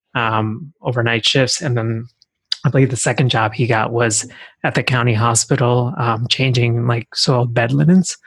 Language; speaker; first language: English; native; English